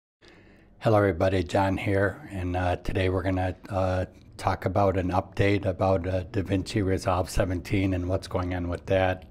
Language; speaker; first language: English; native; English